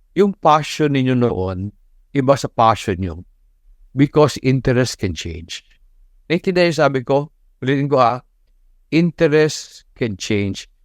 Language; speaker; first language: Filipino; non-native, local second language; Cebuano